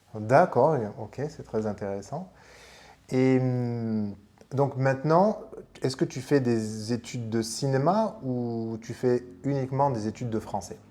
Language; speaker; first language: French; native; French